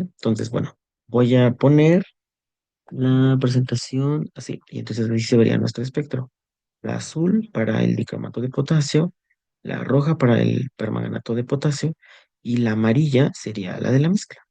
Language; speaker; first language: Spanish; native; Spanish